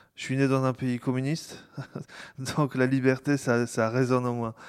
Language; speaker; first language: French; non-native, fluent; Polish